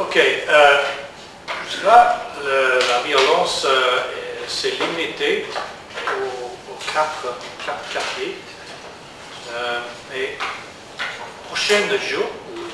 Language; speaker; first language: French; non-native, learner; English